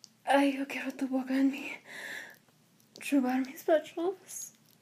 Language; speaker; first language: Spanish; non-native, learner; English